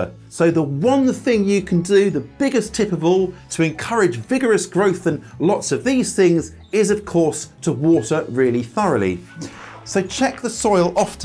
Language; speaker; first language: English; native; English